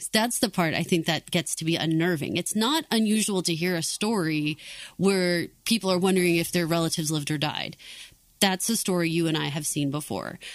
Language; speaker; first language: English; native; English